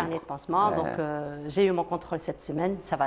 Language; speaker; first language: French; native; French